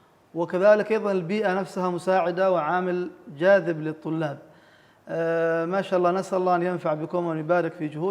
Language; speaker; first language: Arabic; native; Arabic